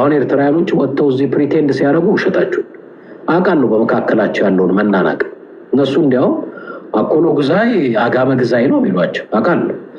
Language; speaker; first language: Amharic; native; Amharic